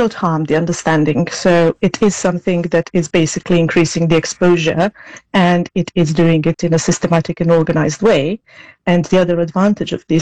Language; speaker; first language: English; non-native, fluent; Serbian